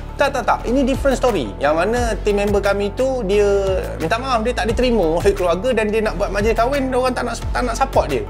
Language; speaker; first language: Malay; native; Malay